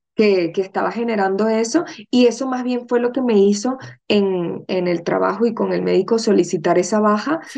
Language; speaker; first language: Spanish; native; Spanish